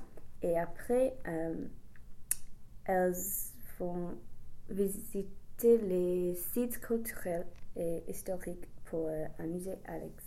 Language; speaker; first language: French; non-native, learner; English